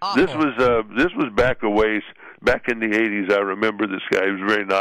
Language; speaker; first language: English; native; English